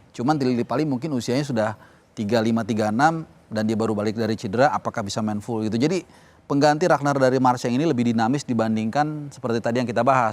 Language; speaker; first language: Indonesian; native; Indonesian